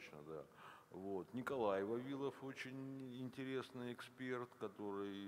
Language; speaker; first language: Russian; native; Russian